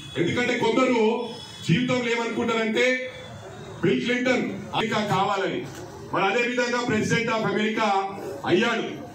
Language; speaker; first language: Telugu; native; Telugu